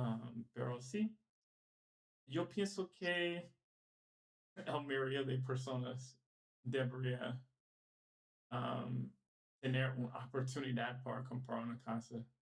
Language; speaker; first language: Spanish; non-native, learner; English